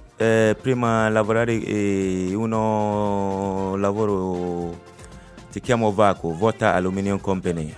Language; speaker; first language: Italian; non-native, learner; Akan